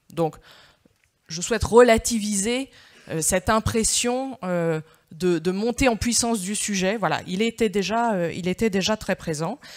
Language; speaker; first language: French; native; French